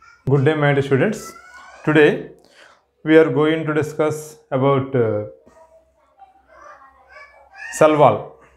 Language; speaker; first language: English; non-native, local second language; Telugu